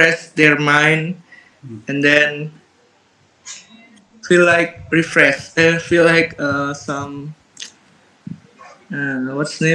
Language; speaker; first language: English; non-native, learner; Indonesian